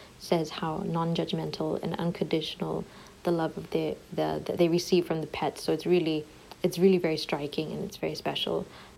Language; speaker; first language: English; native; English